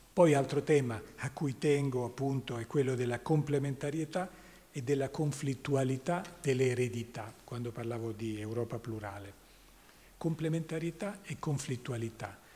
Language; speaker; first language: Italian; native; Italian